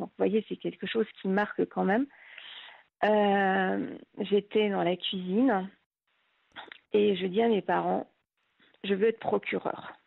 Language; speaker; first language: French; native; French